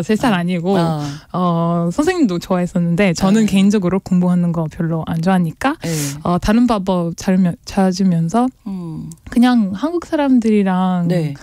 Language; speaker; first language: Korean; non-native, learner; French